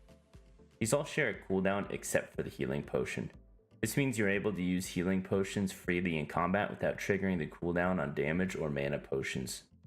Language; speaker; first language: English; native; English